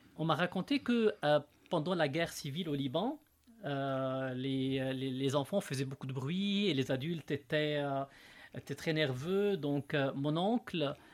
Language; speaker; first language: French; non-native, local second language; Arabic